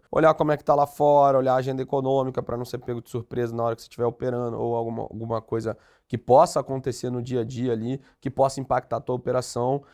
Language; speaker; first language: Portuguese; native; Portuguese